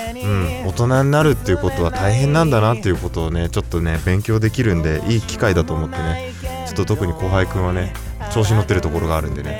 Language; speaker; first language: Japanese; native; Japanese